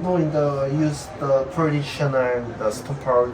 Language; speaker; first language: English; non-native, learner; Korean